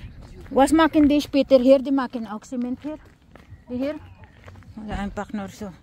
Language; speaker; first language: German; non-native, learner; Filipino